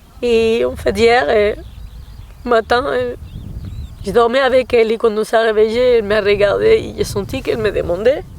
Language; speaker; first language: French; non-native, fluent; Spanish